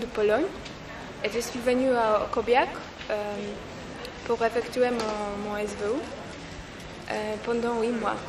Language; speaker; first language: French; non-native, fluent; Polish